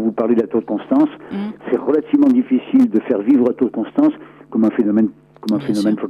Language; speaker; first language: French; native; French